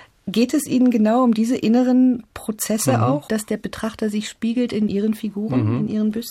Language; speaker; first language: German; native; German